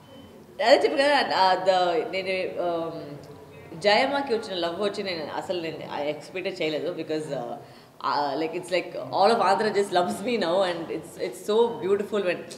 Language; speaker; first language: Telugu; non-native, local second language; Tamil